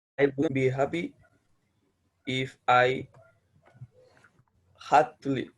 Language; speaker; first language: English; non-native, learner; Spanish